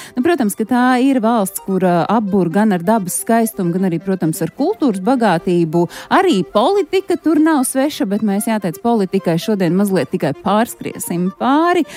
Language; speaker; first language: Latvian; native; Latvian